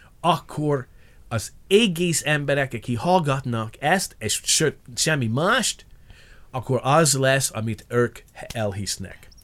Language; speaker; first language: Hungarian; non-native, learner; English